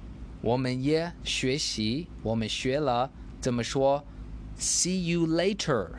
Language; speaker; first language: Chinese; non-native, learner; English